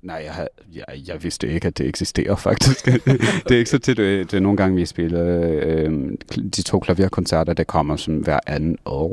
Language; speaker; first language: Danish; non-native, fluent; English